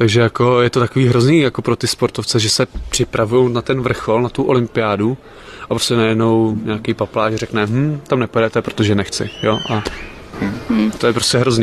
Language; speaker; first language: Czech; native; Czech